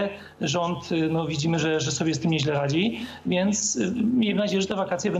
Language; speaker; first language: Polish; native; Polish